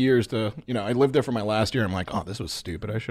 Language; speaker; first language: English; native; English